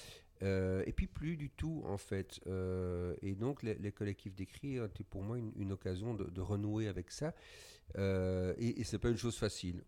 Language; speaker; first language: French; native; French